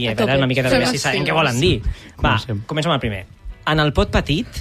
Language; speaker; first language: Catalan; native; Catalan